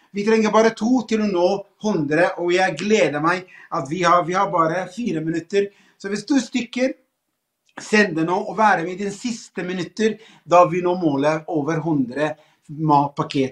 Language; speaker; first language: Norwegian; non-native, fluent; Arabic